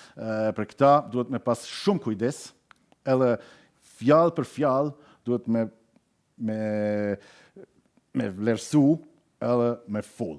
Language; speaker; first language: Albanian; non-native, learner; German